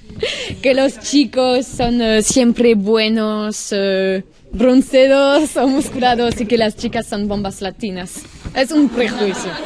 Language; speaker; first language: Spanish; non-native, learner; French